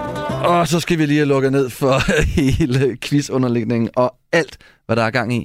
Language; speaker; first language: Danish; native; Danish